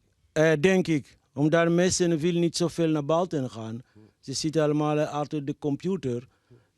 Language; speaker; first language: Dutch; non-native, fluent; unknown